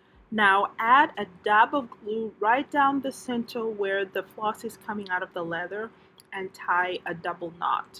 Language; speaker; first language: English; native; English